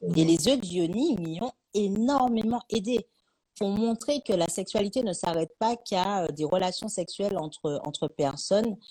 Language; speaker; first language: French; native; French